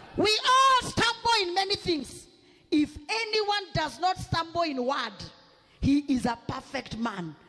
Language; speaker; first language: English; non-native, local second language; Swahili